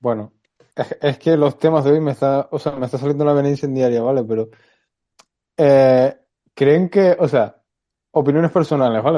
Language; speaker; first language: Spanish; native; Spanish